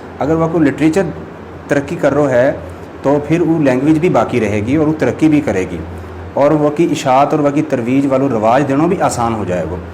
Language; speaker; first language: Urdu; non-native, local second language; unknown